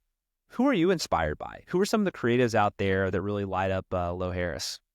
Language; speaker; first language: English; native; English